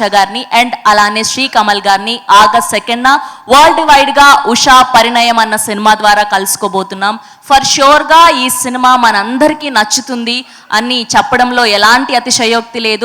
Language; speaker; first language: Telugu; native; Telugu